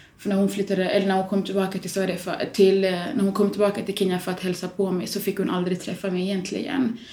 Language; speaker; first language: Swedish; early bilingual, other home language; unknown